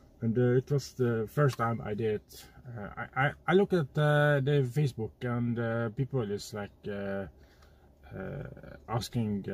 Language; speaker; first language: English; non-native, fluent; Norwegian